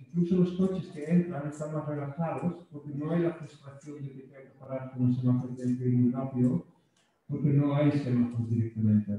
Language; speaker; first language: Spanish; non-native, fluent; Dutch